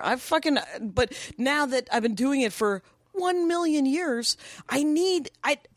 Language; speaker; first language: English; native; English